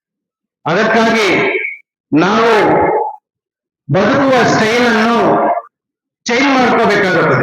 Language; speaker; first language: Kannada; native; Kannada